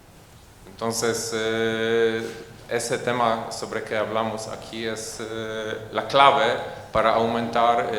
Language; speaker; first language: Spanish; non-native, fluent; Polish